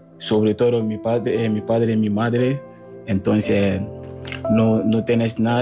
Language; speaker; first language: Spanish; non-native, learner; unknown